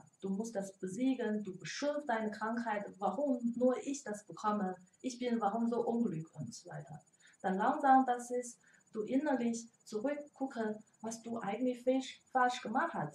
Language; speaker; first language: German; non-native, learner; Chinese